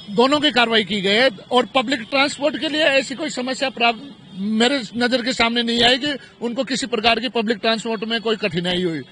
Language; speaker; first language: Hindi; native; Hindi